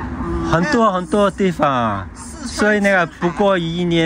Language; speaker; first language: Chinese; non-native, learner; Korean